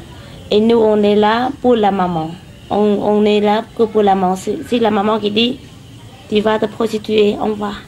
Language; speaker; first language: French; non-native, learner; Khmer